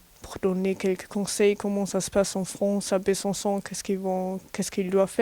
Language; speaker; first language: French; non-native, fluent; German